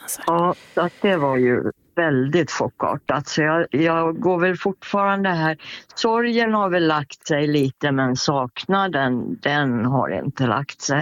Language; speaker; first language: Swedish; native; Swedish